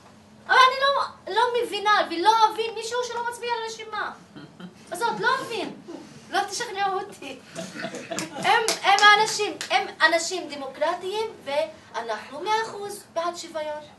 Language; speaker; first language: Hebrew; non-native, local second language; Arabic